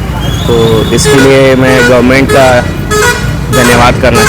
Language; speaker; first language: Hindi; native; Hindi